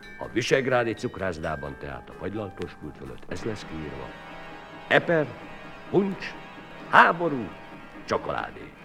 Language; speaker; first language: Hungarian; native; Hungarian